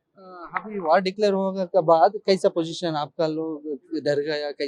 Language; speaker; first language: Hindi; non-native, local second language; Kannada